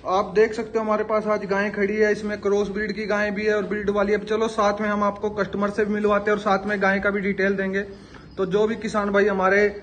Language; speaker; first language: Hindi; native; Hindi